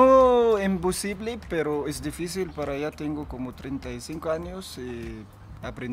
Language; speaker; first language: Spanish; non-native, learner; Arabic